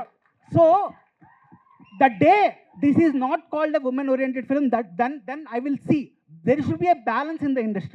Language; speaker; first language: Telugu; native; Telugu